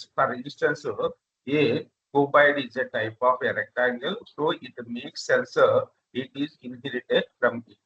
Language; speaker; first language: English; non-native, local second language; Telugu